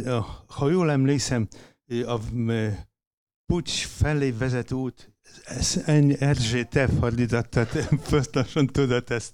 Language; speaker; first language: Hungarian; non-native, fluent; Polish